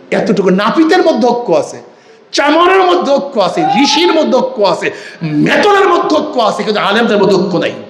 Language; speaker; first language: Bangla; native; Bangla